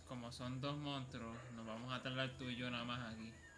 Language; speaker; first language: Spanish; native; Spanish